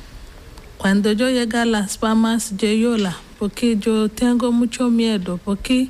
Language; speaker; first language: Spanish; non-native, learner; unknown